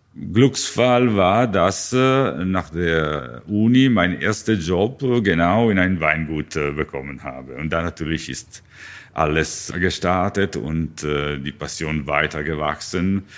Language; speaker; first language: German; non-native, learner; Italian